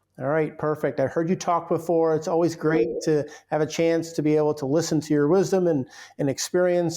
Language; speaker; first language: English; native; English